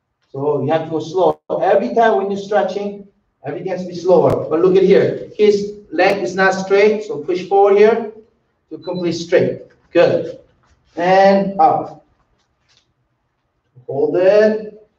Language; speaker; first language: English; non-native, fluent; Korean